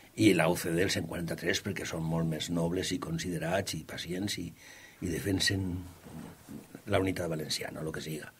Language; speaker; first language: Catalan; native; Catalan